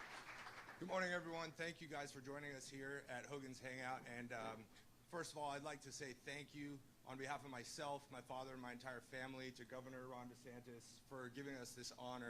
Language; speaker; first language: English; native; English